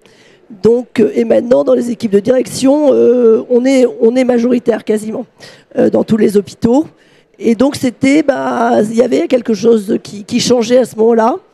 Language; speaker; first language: French; native; French